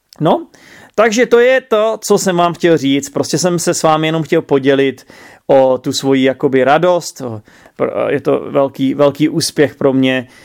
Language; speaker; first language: Czech; native; Czech